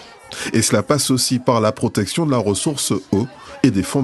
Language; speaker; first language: French; native; French